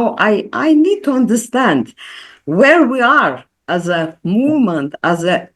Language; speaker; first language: English; non-native, fluent; Armenian